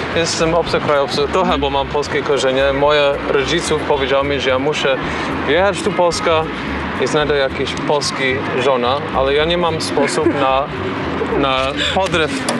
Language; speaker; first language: Polish; non-native, learner; English